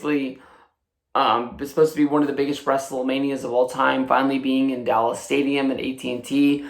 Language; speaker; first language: English; native; English